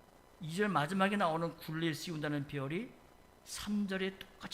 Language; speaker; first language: Korean; native; Korean